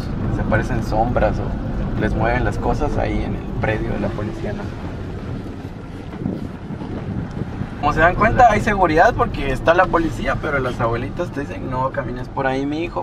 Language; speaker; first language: Spanish; native; Spanish